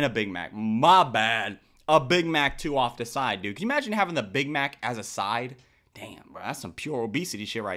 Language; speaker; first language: English; native; English